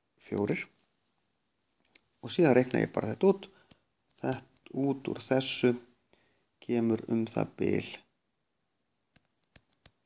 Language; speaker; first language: Icelandic; native; Icelandic